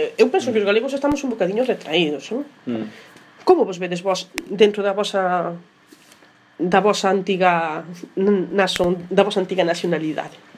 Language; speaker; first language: Galician; non-native, local second language; Spanish